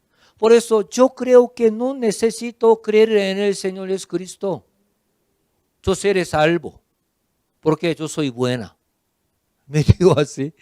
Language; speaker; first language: Spanish; non-native, fluent; Korean